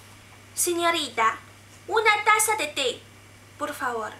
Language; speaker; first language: Spanish; non-native, fluent; Chinese